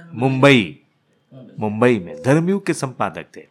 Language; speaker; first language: Hindi; native; Hindi